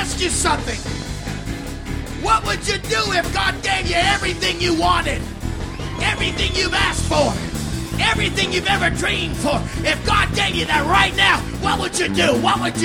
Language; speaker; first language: English; native; English